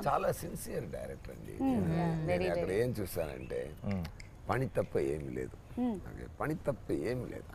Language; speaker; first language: Telugu; non-native, learner; Tamil